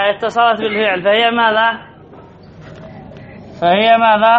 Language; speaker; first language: Arabic; native; Arabic